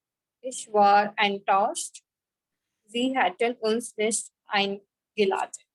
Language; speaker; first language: German; non-native, learner; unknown